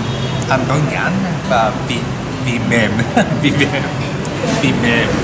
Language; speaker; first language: Vietnamese; non-native, learner; Japanese